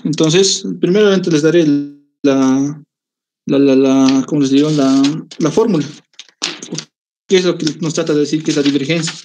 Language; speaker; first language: Spanish; native; Spanish